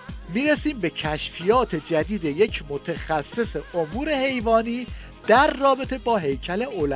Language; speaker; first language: Persian; native; Persian